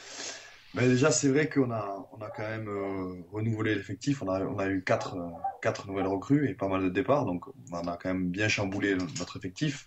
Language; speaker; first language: French; native; French